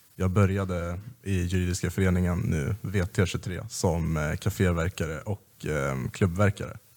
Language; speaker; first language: Swedish; native; Swedish